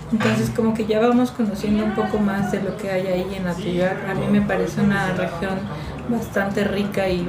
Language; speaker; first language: Spanish; native; Spanish